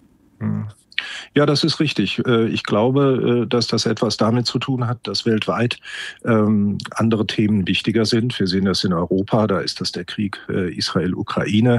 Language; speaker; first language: German; native; German